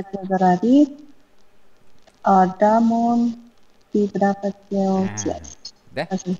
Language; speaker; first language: Russian; non-native, learner; Vietnamese